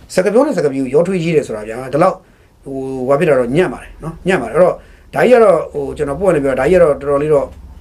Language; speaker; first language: Burmese; native; Burmese